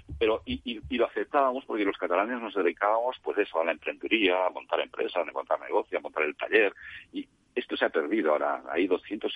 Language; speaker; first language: Spanish; non-native, local second language; Catalan